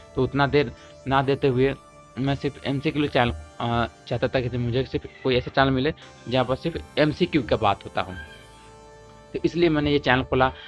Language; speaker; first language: Hindi; native; Hindi